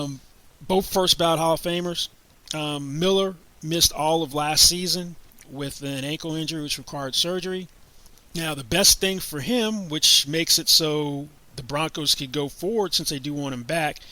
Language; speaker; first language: English; native; English